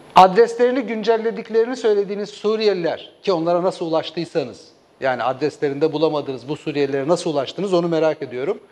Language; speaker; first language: Turkish; native; Turkish